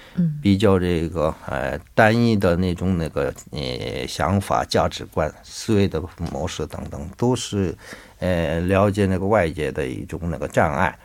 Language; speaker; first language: Chinese; non-native, fluent; Korean